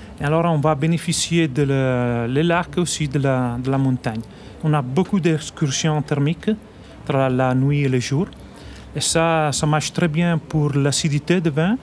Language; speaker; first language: French; non-native, learner; Italian